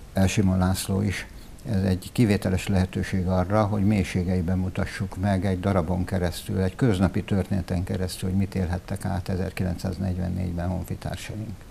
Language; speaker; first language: Hungarian; native; Hungarian